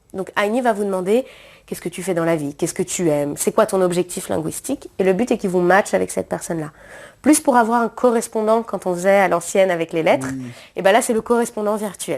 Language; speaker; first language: French; native; French